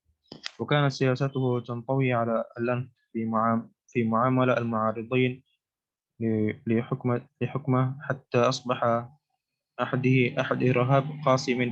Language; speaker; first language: Arabic; non-native, learner; Indonesian